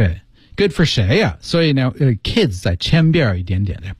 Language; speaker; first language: Chinese; non-native, fluent; English